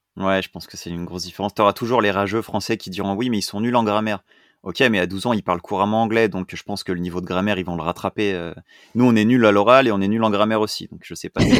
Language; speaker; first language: French; native; French